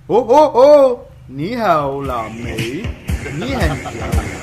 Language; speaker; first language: Chinese; non-native, learner; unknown